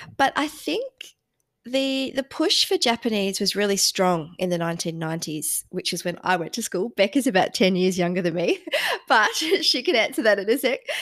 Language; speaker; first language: English; native; English